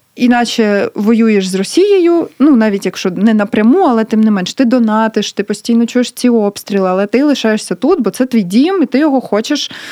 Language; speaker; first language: Ukrainian; native; Ukrainian